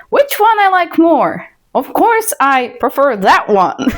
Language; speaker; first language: English; non-native, fluent; Ukrainian